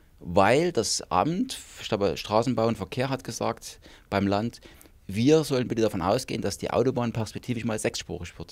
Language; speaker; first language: German; native; German